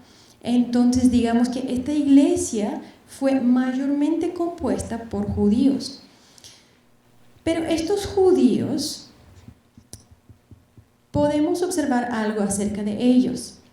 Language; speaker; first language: Spanish; non-native, fluent; Bulgarian